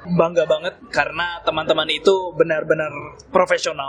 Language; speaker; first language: Indonesian; native; Indonesian